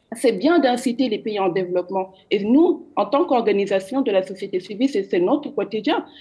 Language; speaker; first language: French; non-native, local second language; Wolof